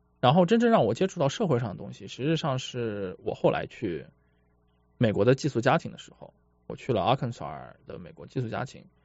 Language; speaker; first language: Chinese; native; Chinese